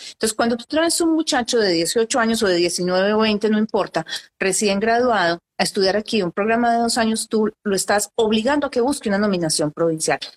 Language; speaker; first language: Spanish; native; Spanish